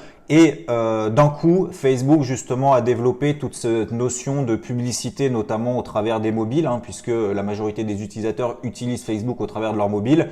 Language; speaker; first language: French; native; French